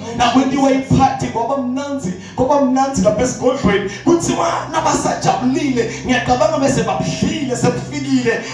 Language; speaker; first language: Zulu; non-native, local second language; Swati